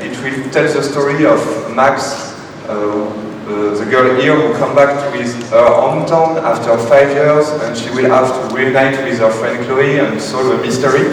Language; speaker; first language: English; non-native, fluent; French